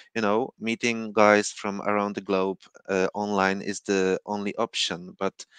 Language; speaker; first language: English; non-native, fluent; Polish